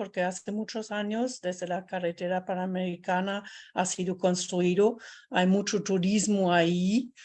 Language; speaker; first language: Spanish; non-native, fluent; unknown